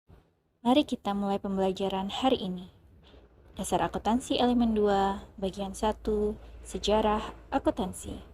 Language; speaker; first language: Indonesian; native; Indonesian